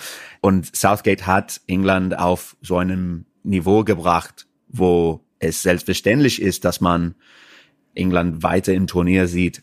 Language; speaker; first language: German; non-native, fluent; English